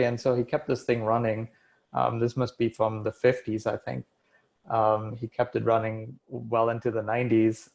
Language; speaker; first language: English; non-native, fluent; German